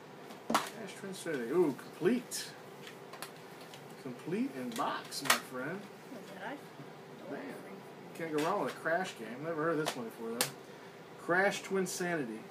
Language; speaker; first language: English; native; English